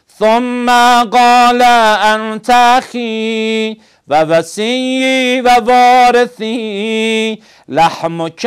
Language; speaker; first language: Arabic; non-native, fluent; Persian